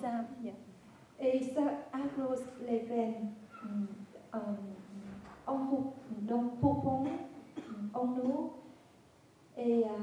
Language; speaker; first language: French; non-native, fluent; Vietnamese